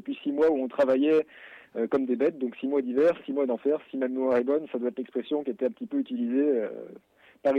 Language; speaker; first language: French; native; French